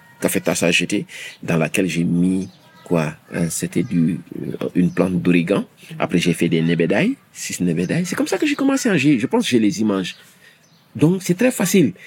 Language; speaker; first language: French; non-native, local second language; Wolof